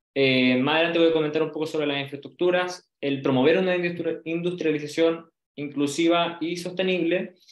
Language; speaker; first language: Spanish; native; Spanish